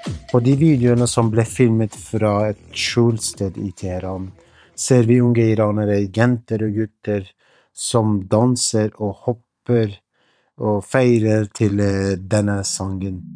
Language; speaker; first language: Norwegian; non-native, fluent; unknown